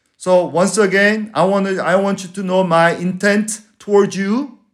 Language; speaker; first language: English; non-native, fluent; Spanish